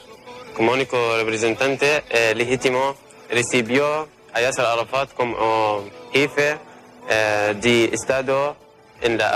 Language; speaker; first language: Spanish; non-native, learner; Arabic